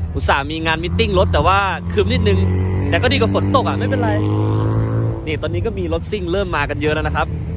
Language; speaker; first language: Thai; native; Thai